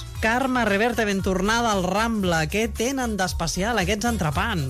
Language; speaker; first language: Catalan; native; Catalan